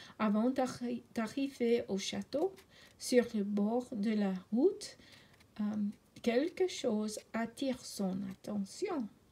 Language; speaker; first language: French; non-native, learner; English